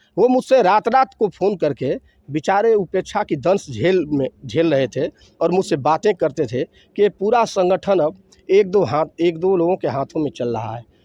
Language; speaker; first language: Hindi; native; Hindi